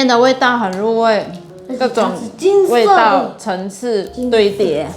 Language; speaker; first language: Chinese; native; Chinese